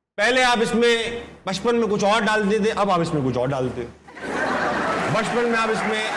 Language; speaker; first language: Urdu; native; Urdu